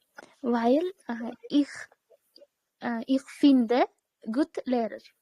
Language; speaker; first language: German; non-native, learner; Uzbek